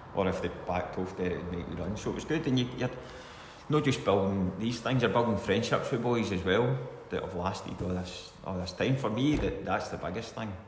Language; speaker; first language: English; native; English